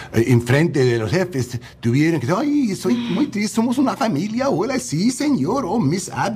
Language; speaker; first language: Spanish; non-native, learner; English